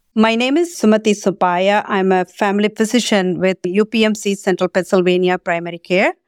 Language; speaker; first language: English; non-native, local second language; Tamil